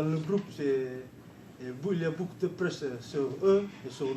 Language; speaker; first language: French; non-native, learner; Fijian